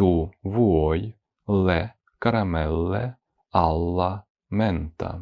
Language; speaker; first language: Italian; non-native, fluent; Ukrainian